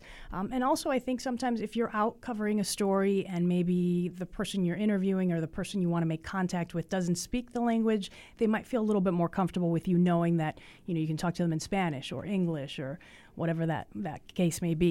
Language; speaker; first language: English; early bilingual, other home language; Spanish